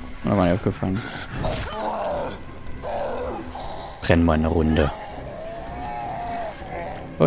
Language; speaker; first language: German; native; German